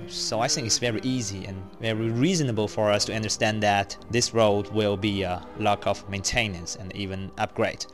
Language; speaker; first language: English; non-native, fluent; Chinese